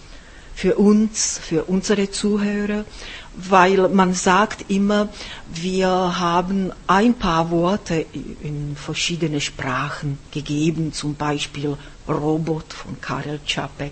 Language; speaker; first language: German; non-native, fluent; Czech